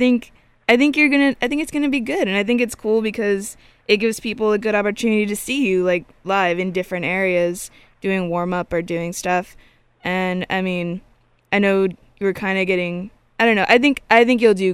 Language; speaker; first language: English; native; English